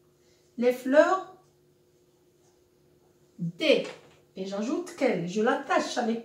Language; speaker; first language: French; non-native, local second language; Arabic